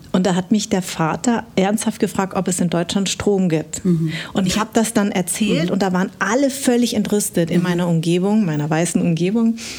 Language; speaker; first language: German; early bilingual, other home language; Vietnamese